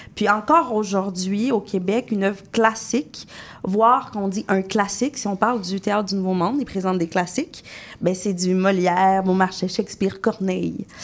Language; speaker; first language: French; native; French